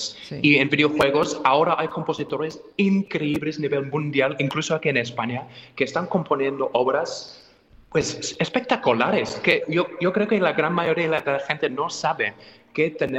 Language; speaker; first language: Spanish; non-native, fluent; English